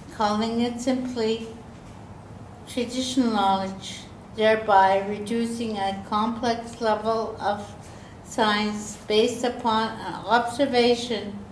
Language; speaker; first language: English; native; English